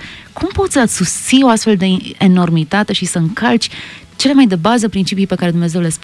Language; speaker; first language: Romanian; native; Romanian